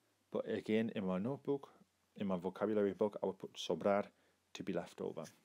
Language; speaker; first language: English; native; English